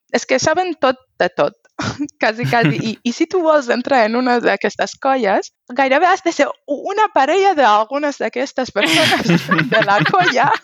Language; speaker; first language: Catalan; non-native, fluent; Persian